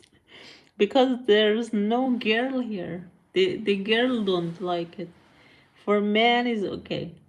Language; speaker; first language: English; non-native, learner; Persian